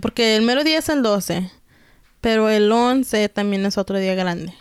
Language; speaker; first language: Spanish; early bilingual, heritage; Spanish